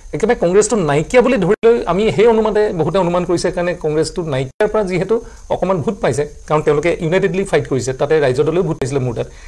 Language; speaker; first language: Assamese; native; Assamese